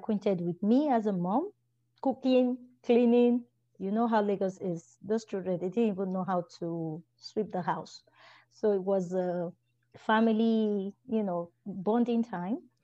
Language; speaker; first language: English; non-native, local second language; Igbo